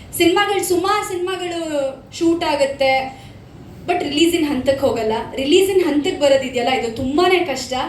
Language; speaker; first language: Kannada; native; Kannada